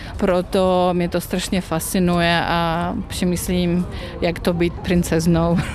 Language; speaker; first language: Czech; non-native, fluent; Russian